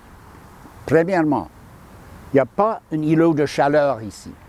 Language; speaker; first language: French; non-native, fluent; English